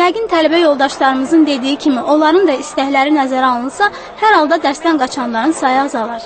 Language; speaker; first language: Azerbaijani; native; Azerbaijani